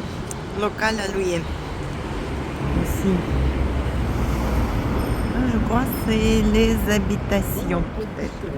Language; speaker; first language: French; non-native, fluent; Russian